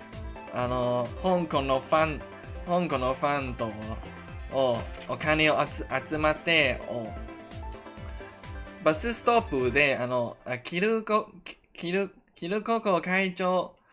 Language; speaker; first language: Japanese; non-native, learner; Cantonese